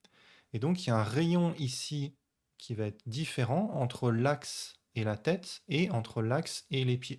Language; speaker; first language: French; native; French